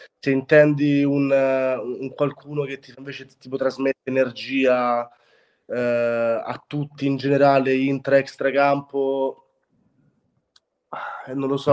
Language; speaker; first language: Italian; native; Italian